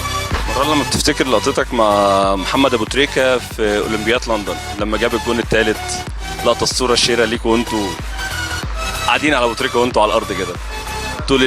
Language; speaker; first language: Arabic; native; Arabic